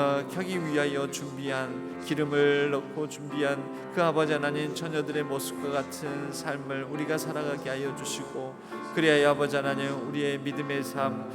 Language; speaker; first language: Korean; native; Korean